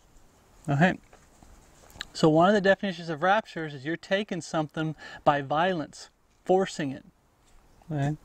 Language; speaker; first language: English; native; English